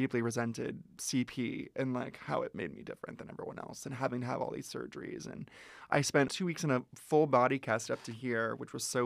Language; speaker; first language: English; native; English